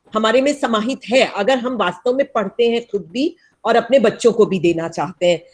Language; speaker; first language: Hindi; native; Hindi